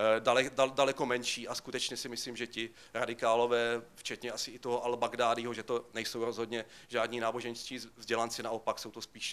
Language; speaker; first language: Czech; native; Czech